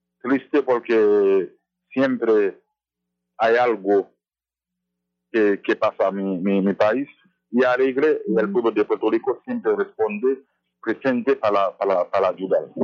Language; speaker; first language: Spanish; non-native, fluent; Haitian Creole